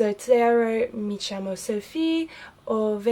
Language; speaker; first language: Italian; non-native, learner; English